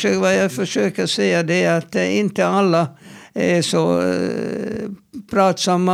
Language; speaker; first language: Swedish; non-native, fluent; Hungarian